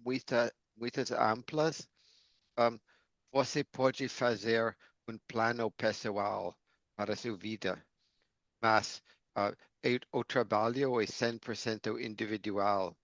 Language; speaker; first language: Portuguese; non-native, fluent; English